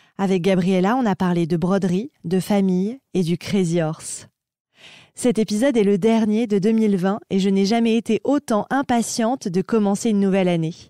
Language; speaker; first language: French; native; French